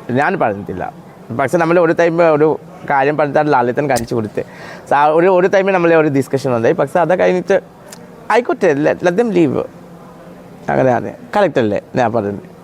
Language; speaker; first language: Malayalam; non-native, local second language; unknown